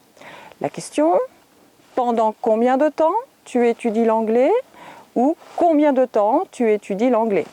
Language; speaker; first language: French; native; French